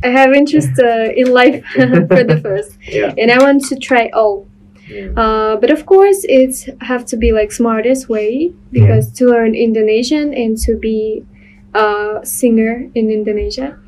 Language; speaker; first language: English; non-native, learner; Russian